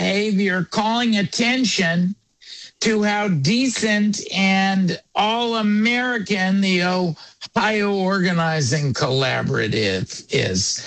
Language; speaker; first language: English; non-native, local second language; Yiddish